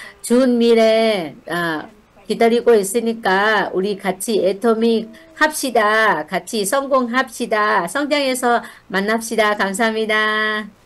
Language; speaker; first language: Korean; non-native, learner; Thai